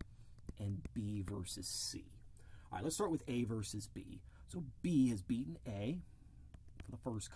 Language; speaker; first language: English; native; English